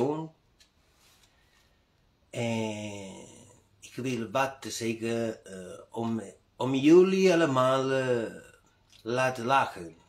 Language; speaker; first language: Dutch; non-native, learner; Italian